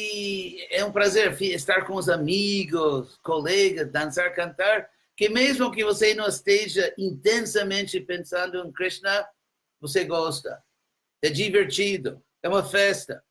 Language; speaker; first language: Portuguese; non-native, fluent; English